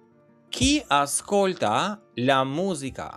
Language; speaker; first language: Italian; non-native, learner; Albanian